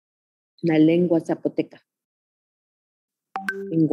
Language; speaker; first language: Spanish; native; Spanish